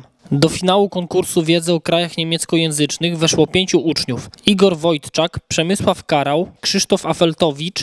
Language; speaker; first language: Polish; native; Polish